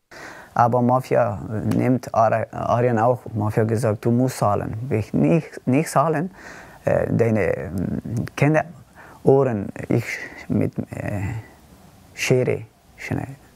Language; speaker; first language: German; non-native, learner; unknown